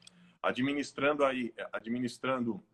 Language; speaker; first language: Portuguese; native; Portuguese